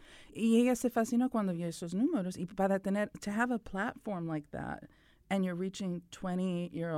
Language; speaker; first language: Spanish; early bilingual, other home language; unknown